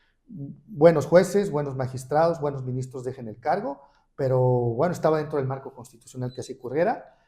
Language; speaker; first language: Spanish; native; Spanish